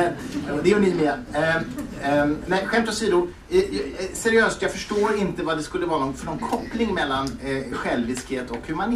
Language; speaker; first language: Swedish; native; Swedish